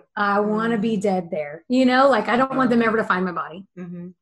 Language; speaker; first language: English; native; English